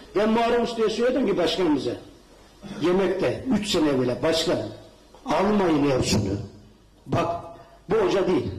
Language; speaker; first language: Turkish; native; Turkish